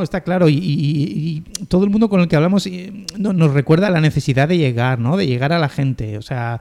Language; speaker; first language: Spanish; native; Spanish